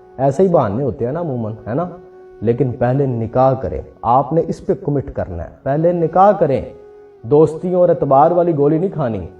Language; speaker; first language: Urdu; non-native, local second language; Punjabi